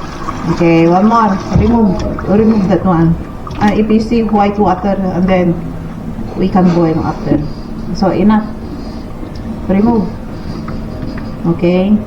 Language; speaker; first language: English; non-native, local second language; Filipino